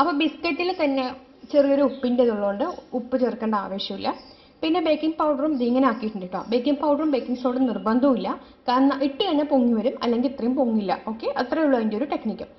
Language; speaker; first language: Malayalam; native; Malayalam